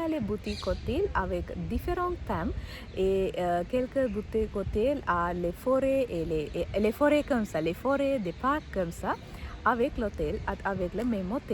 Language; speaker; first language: French; non-native, learner; Sinhala